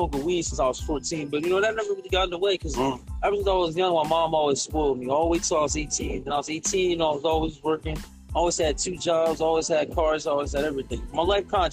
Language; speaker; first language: English; native; English